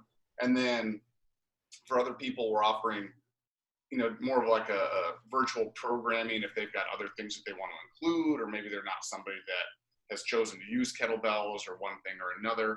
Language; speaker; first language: English; native; English